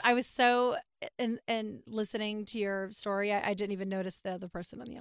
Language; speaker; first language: English; native; English